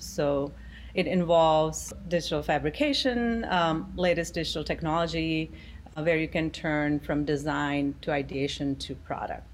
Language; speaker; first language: English; non-native, local second language; Gujarati